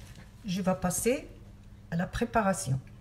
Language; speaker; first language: French; non-native, fluent; Arabic